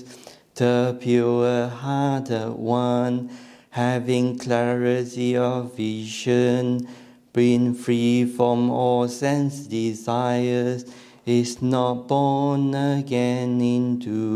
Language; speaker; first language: English; non-native, local second language; Chinese